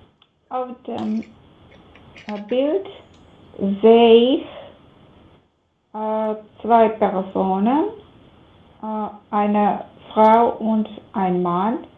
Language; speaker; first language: German; non-native, learner; Macedonian